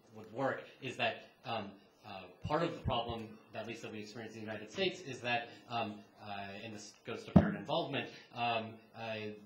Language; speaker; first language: English; native; English